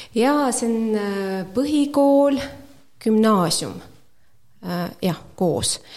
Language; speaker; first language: Estonian; native; Estonian